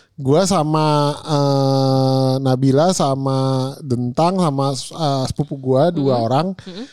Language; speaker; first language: Indonesian; native; Indonesian